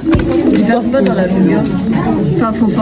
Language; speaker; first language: French; native; French